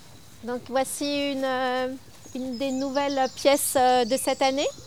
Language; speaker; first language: French; native; French